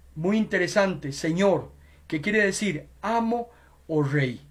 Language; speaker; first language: Spanish; native; Spanish